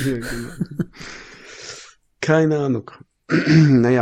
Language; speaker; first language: German; non-native, fluent; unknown